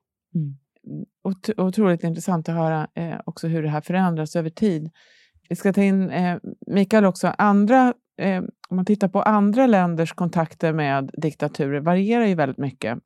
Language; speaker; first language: Swedish; native; Swedish